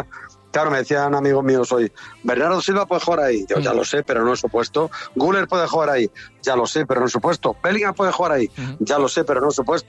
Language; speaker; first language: Spanish; native; Spanish